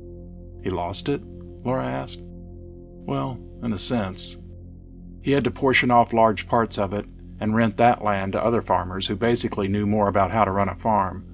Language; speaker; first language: English; native; English